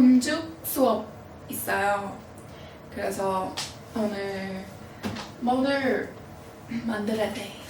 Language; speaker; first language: Korean; non-native, fluent; English